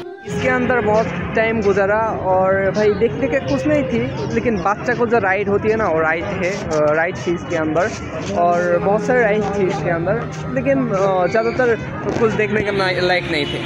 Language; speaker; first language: Hindi; non-native, learner; Bangla